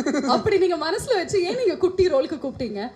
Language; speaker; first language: Tamil; native; Tamil